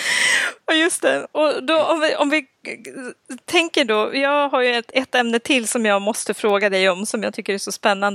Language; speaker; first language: Swedish; native; Swedish